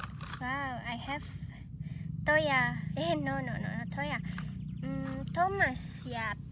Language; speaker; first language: English; non-native, learner; Indonesian